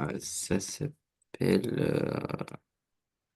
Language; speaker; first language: French; non-native, learner; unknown